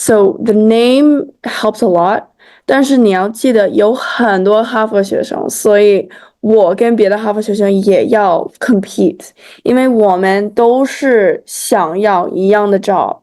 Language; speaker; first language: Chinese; early bilingual, heritage; Chinese